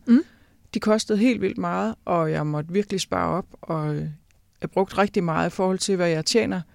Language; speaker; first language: Danish; native; Danish